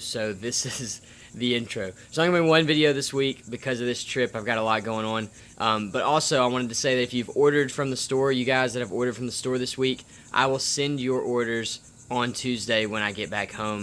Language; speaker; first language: English; native; English